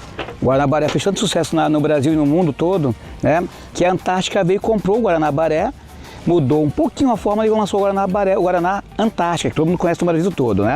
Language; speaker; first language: Portuguese; native; Portuguese